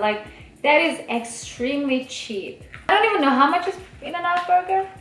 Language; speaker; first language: English; non-native, fluent; Turkish